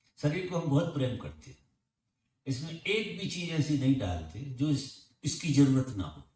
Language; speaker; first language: Hindi; native; Hindi